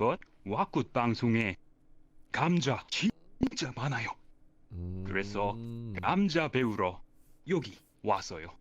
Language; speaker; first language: Korean; non-native, learner; English